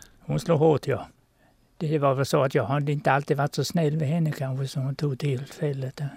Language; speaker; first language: Swedish; native; Swedish